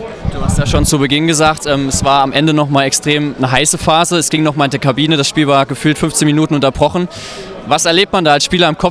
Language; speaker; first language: German; native; German